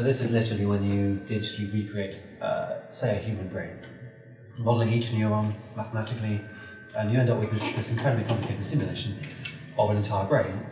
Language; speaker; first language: English; native; English